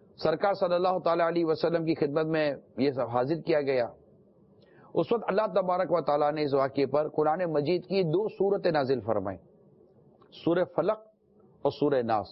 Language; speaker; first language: Urdu; non-native, local second language; Memoni